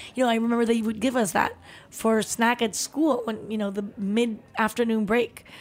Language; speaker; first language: English; early bilingual, other home language; Spanish